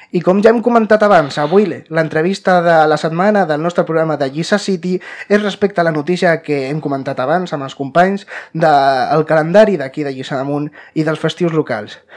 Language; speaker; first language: Catalan; non-native, local second language; Spanish